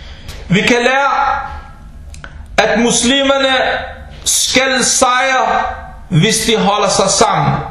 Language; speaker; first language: Danish; non-native, fluent; Arabic